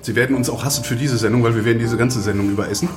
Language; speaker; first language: German; native; German